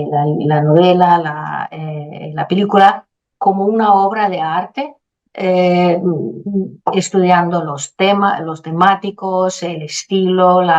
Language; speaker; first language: Spanish; non-native, fluent; Danish